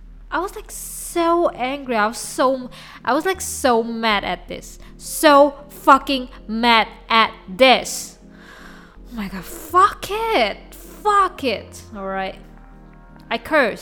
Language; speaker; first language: English; non-native, local second language; Chinese